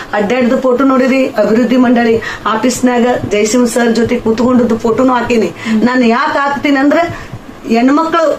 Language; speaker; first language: Kannada; native; Kannada